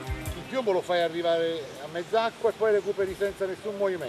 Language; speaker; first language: Italian; native; Italian